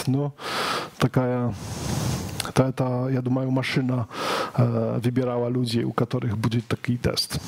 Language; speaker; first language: Russian; non-native, learner; Polish